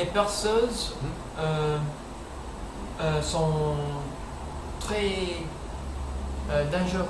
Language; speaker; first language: French; non-native, learner; English